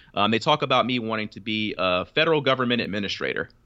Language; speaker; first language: English; native; English